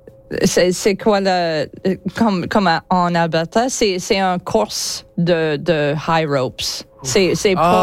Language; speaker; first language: French; non-native, learner; English